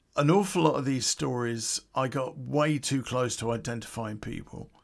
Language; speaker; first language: English; native; English